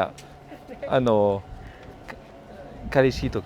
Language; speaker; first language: Japanese; non-native, fluent; French